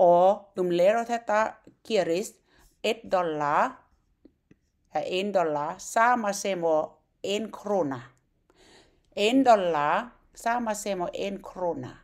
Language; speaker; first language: Icelandic; non-native, learner; Thai